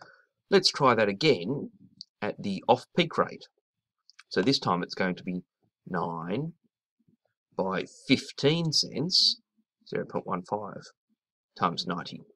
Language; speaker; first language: English; native; English